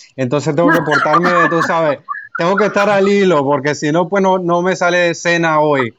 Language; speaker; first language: Spanish; native; Spanish